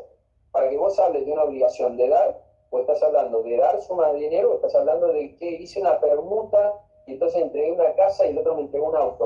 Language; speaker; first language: Spanish; native; Spanish